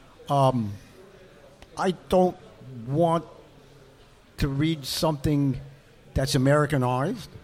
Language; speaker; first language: English; native; English